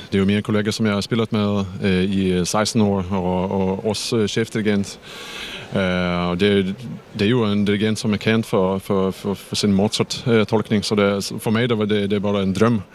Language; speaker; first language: Danish; non-native, fluent; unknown